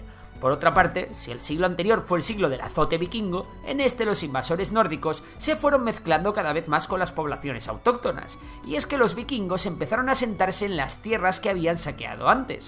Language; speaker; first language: Spanish; native; Spanish